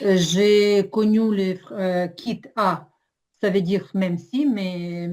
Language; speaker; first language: French; non-native, fluent; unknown